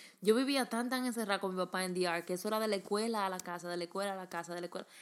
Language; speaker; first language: Spanish; early bilingual, heritage; Spanish